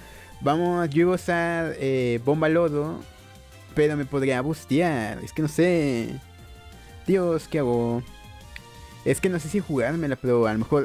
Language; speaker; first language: Spanish; native; Spanish